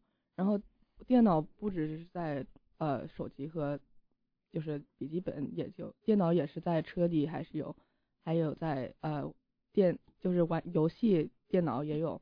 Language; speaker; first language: Chinese; early bilingual, heritage; Chinese